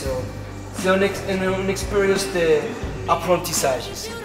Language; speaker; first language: French; non-native, fluent; English